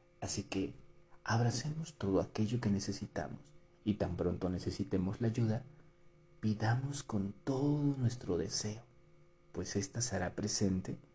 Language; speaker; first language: Spanish; native; Spanish